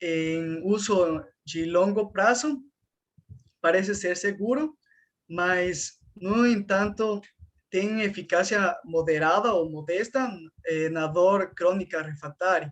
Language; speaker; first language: Portuguese; non-native, fluent; Spanish